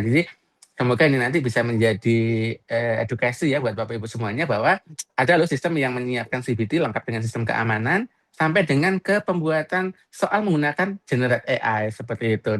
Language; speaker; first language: Indonesian; native; Indonesian